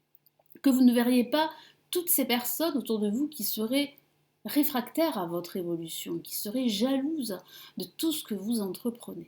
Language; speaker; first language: French; native; French